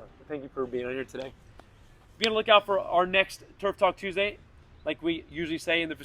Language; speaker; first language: English; native; English